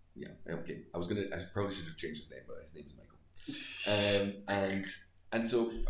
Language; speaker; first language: English; native; English